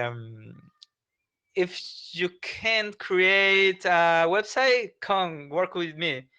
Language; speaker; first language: English; non-native, learner; Spanish